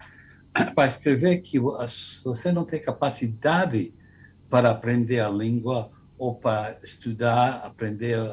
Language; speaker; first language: Portuguese; non-native, fluent; English